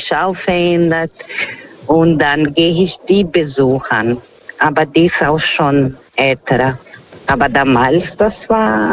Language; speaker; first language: German; non-native, fluent; Portuguese